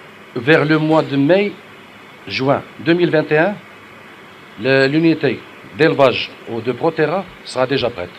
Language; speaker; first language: French; non-native, local second language; Arabic